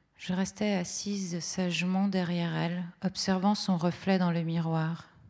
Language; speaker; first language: French; early bilingual, other home language; Italian